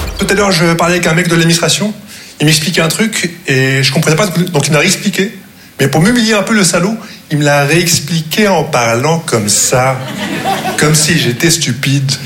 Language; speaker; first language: French; non-native, local second language; Arabic